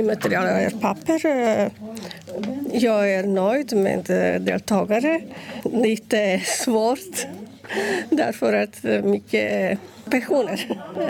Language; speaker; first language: Swedish; non-native, learner; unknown